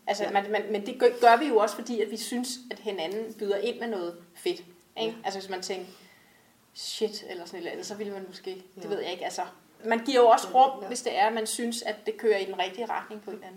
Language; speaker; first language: Danish; native; Danish